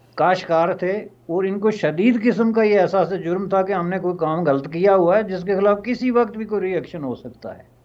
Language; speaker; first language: Urdu; non-native, local second language; Pahari-Potwari